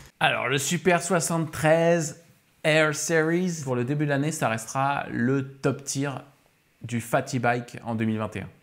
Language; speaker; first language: French; native; French